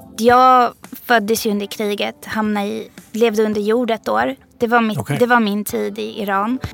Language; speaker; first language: Swedish; early bilingual, other home language; Persian